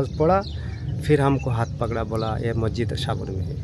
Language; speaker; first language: Hindi; non-native, fluent; Pashto